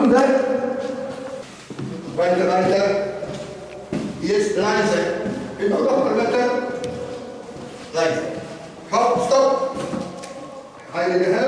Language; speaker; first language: German; non-native, learner; Polish